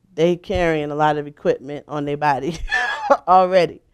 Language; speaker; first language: English; native; English